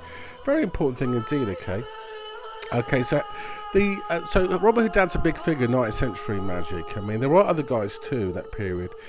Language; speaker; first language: English; native; English